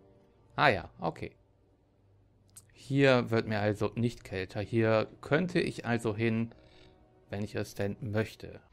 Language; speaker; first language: German; native; German